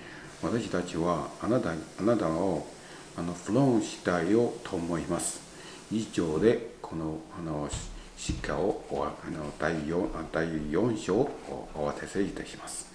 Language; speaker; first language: Japanese; non-native, learner; Chinese